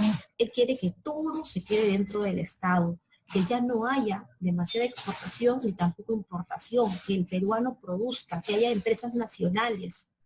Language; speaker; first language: Spanish; native; Spanish